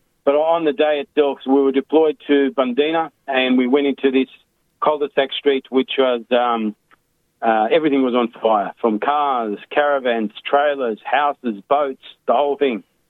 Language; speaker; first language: English; early bilingual, other home language; Macedonian